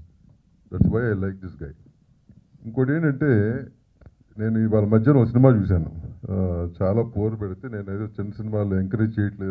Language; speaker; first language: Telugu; native; Telugu